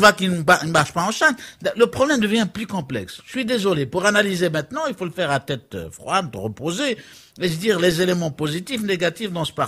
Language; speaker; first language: French; non-native, local second language; Arabic